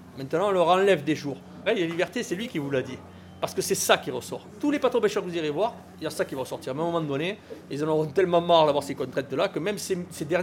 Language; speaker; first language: French; native; French